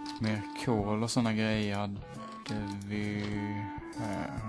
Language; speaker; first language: Swedish; native; Swedish